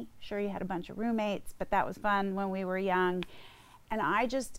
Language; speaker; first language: English; native; English